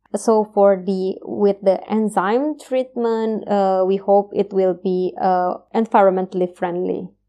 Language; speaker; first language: English; non-native, fluent; Indonesian